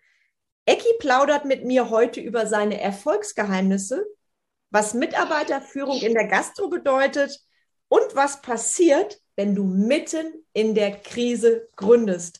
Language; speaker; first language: German; native; German